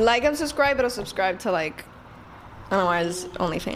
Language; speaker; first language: English; non-native, local second language; Spanish